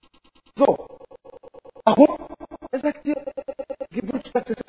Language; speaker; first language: German; non-native, learner; Arabic